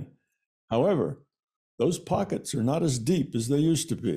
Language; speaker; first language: English; native; English